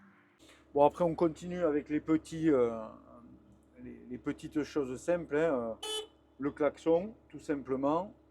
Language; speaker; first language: French; native; French